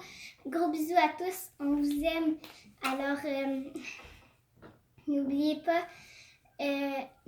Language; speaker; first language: French; native; French